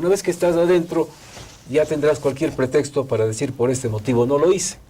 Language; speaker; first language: Spanish; native; Spanish